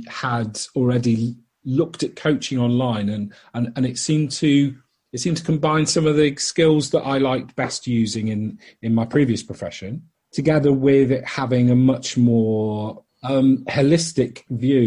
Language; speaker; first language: English; native; English